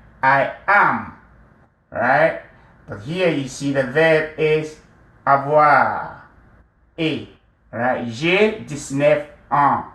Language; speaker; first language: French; non-native, fluent; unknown